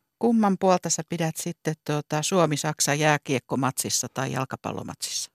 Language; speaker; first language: Finnish; native; Finnish